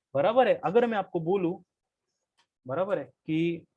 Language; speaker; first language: Hindi; non-native, local second language; Marathi